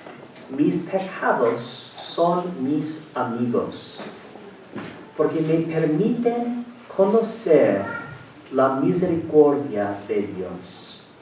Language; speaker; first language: Spanish; non-native, fluent; English